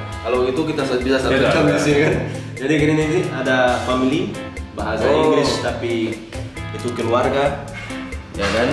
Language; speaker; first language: Indonesian; non-native, fluent; Portuguese